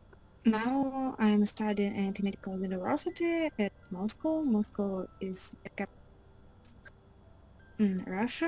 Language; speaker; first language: English; non-native, learner; Russian